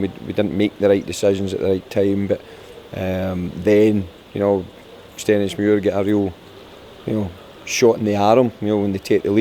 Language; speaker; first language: English; native; English